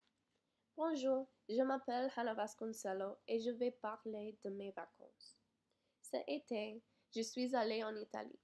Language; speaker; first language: French; non-native, learner; English